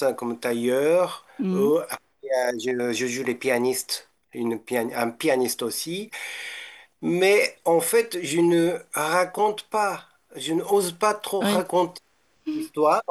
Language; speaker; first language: French; non-native, fluent; Japanese